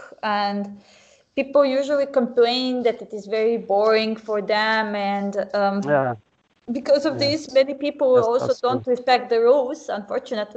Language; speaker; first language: English; non-native, fluent; Serbian